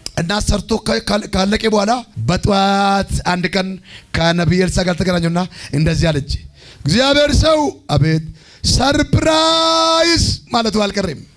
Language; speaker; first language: Amharic; non-native, local second language; Oromo